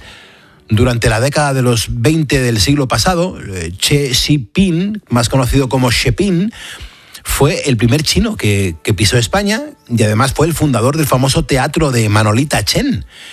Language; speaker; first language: Spanish; native; Spanish